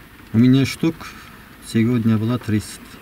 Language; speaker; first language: Russian; non-native, learner; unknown